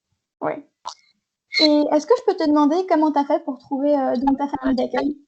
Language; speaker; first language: French; native; French